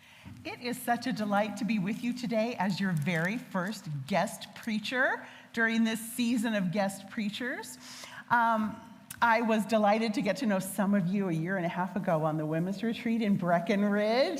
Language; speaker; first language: English; native; English